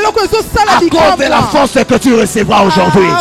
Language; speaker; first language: French; non-native, local second language; Lingala